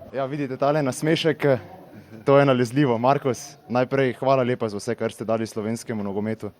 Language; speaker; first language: Slovenian; native; Slovenian